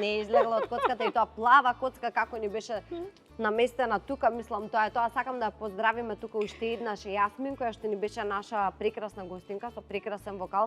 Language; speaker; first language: Macedonian; native; Macedonian